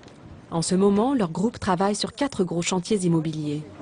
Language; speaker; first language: French; native; French